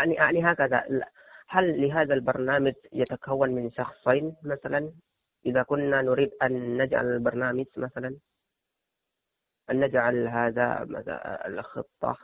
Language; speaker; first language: Arabic; non-native, learner; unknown